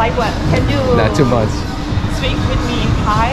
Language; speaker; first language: English; non-native, learner; Thai